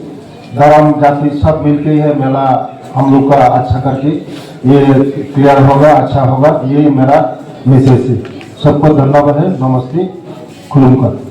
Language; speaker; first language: Hindi; non-native, local second language; Kok Borok